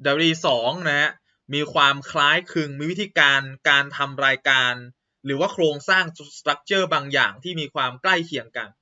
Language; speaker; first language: Thai; native; Thai